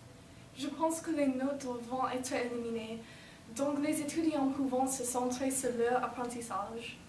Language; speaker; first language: French; non-native, learner; English